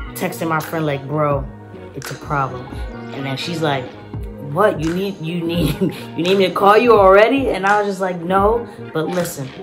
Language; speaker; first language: English; native; English